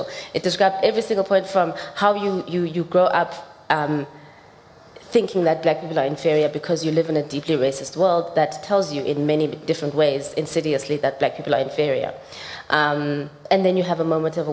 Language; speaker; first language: English; non-native, local second language; Xhosa